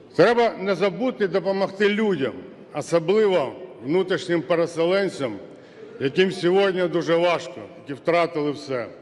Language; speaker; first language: Ukrainian; non-native, local second language; Russian